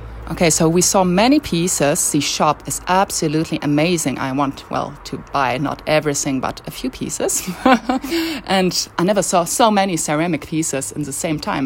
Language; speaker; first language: English; non-native, fluent; French